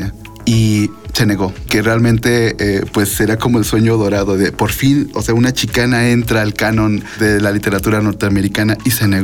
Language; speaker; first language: Spanish; native; Spanish